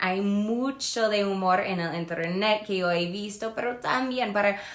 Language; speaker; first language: Spanish; non-native, fluent; English